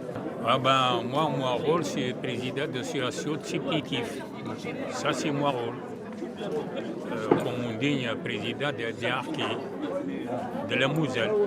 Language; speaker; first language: French; non-native, fluent; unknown